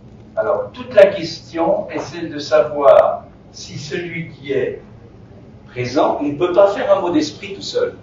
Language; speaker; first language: French; native; French